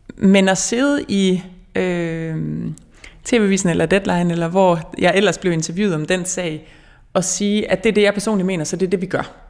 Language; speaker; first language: Danish; native; Danish